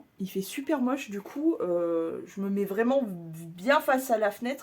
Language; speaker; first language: French; native; French